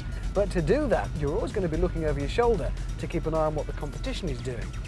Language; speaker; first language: English; native; English